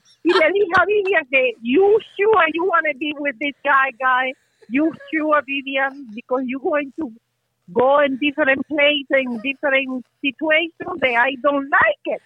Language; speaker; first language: English; non-native, learner; Spanish